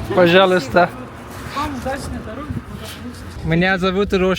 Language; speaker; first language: Russian; non-native, learner; Hindi